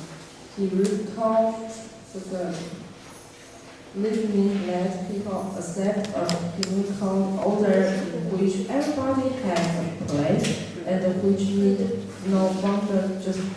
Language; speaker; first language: English; non-native, learner; Chinese